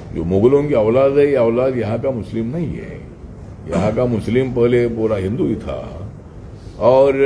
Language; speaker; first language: Hindi; non-native, local second language; Marathi